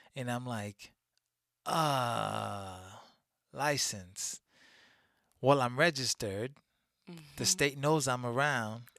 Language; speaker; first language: English; early bilingual, other home language; Haitian Creole